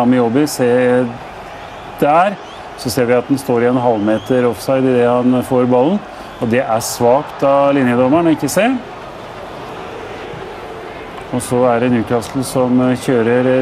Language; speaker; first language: Norwegian; native; Norwegian